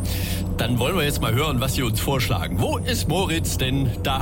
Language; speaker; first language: German; native; German